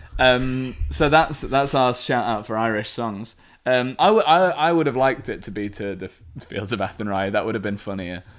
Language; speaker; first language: English; native; English